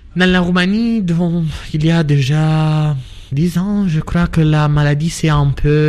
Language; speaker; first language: French; non-native, learner; Romanian